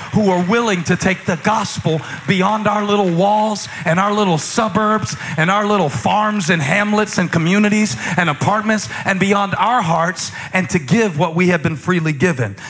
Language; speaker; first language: English; native; English